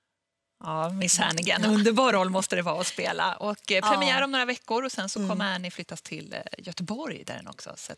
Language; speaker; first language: Swedish; native; Swedish